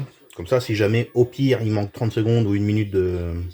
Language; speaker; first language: French; native; French